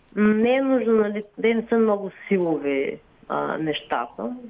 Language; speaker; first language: Bulgarian; native; Bulgarian